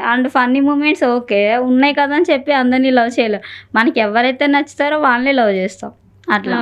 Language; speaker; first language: Telugu; native; Telugu